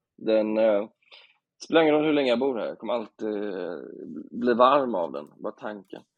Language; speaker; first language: Swedish; native; Swedish